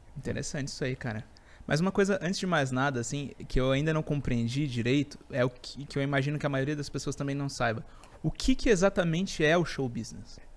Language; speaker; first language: Portuguese; native; Portuguese